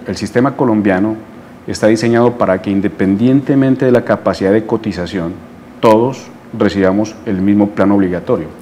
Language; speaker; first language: Spanish; native; Spanish